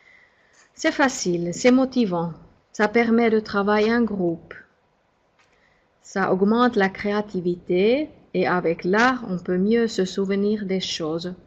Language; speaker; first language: French; non-native, fluent; Finnish